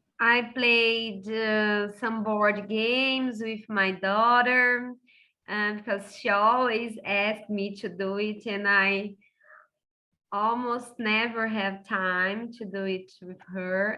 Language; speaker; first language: English; non-native, fluent; Portuguese